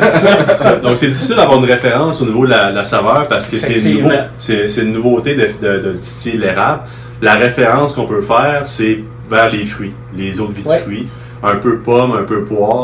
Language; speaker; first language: French; native; French